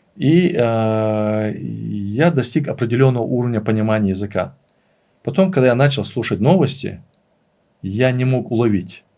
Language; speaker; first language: Russian; non-native, local second language; Chechen